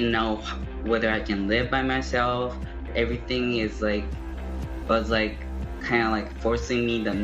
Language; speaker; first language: English; non-native, fluent; Japanese